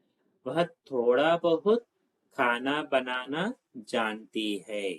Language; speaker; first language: Hindi; non-native, local second language; Telugu